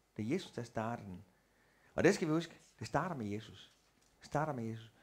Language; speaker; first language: Danish; native; Danish